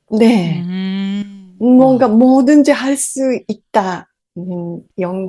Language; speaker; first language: Korean; non-native, fluent; Japanese